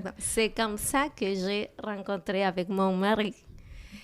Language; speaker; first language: French; non-native, learner; Spanish